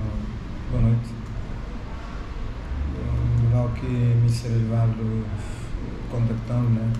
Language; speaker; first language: Portuguese; non-native, local second language; Kabuverdianu